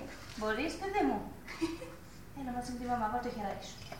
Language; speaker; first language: Greek; native; Greek